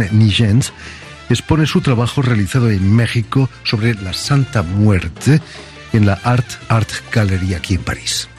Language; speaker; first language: Spanish; native; Spanish